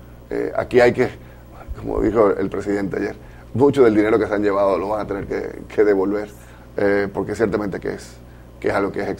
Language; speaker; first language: Spanish; native; Spanish